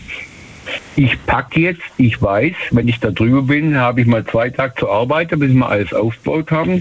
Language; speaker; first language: German; native; German